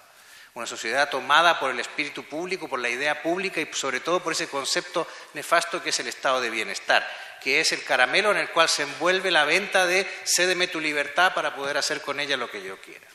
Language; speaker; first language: Spanish; native; Spanish